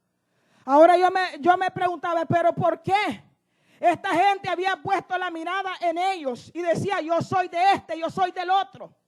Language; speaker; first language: Spanish; native; Spanish